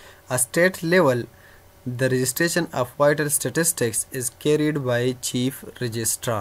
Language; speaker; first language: English; non-native, local second language; Urdu